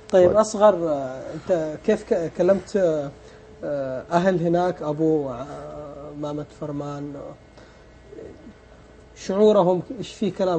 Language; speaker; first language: Arabic; native; Arabic